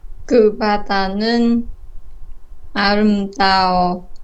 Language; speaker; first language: Korean; non-native, learner; Vietnamese